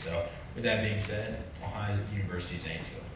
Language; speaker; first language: English; native; English